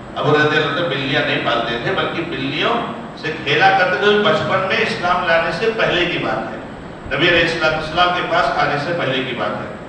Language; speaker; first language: Urdu; non-native, local second language; Konkani